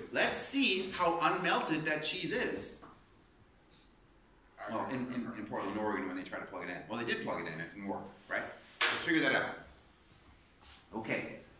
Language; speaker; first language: English; native; English